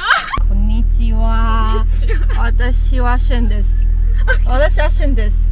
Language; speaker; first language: Japanese; non-native, learner; Chinese